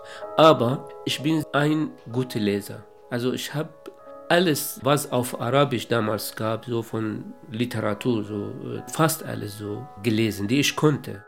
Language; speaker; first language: German; non-native, local second language; Kurdish